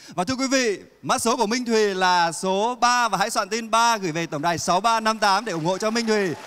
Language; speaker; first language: Vietnamese; native; Vietnamese